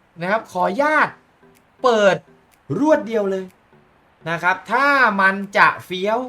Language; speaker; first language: Thai; native; Thai